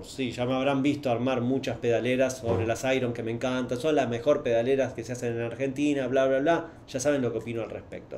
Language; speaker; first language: Spanish; native; Spanish